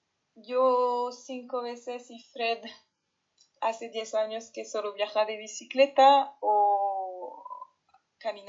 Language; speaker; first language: Spanish; non-native, fluent; French